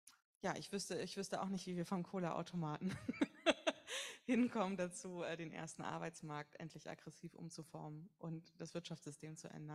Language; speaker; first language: German; native; German